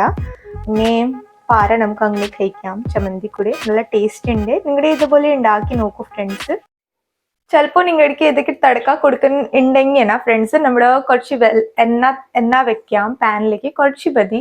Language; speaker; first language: Malayalam; non-native, fluent; Hindi